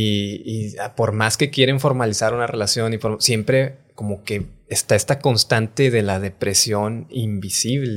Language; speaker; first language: Spanish; native; Spanish